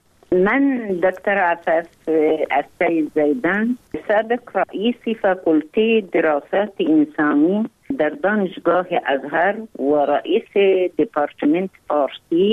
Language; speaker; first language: Persian; non-native, fluent; Arabic